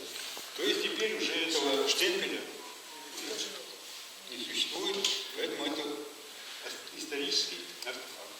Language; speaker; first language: Russian; native; Russian